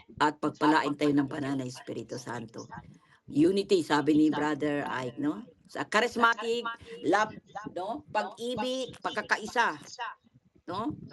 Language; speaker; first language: Filipino; non-native, local second language; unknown